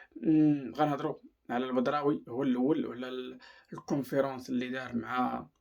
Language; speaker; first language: Arabic; native; Arabic